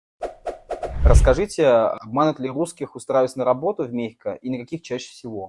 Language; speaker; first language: Russian; native; Russian